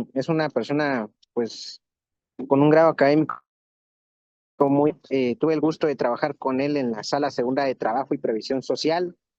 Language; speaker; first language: Spanish; native; Spanish